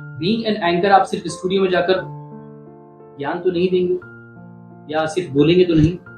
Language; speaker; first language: Hindi; native; Hindi